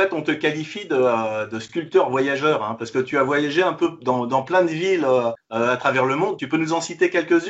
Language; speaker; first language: French; native; French